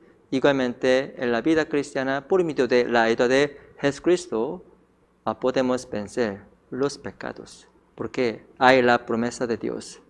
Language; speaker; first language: Spanish; non-native, fluent; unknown